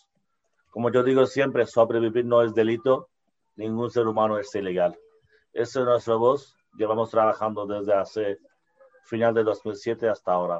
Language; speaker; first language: Spanish; non-native, learner; Bangla